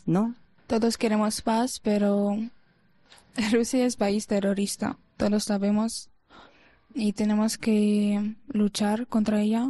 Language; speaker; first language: Spanish; non-native, learner; Ukrainian